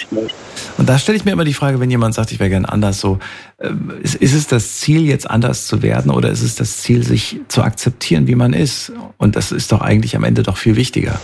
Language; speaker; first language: German; native; German